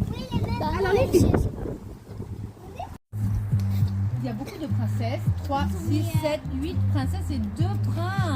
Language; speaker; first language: French; native; French